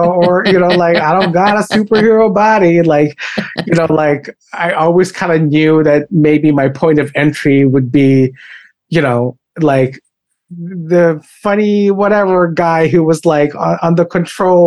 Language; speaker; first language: English; non-native, local second language; Filipino